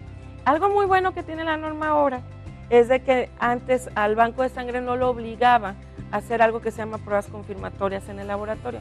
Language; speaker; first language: Spanish; native; Spanish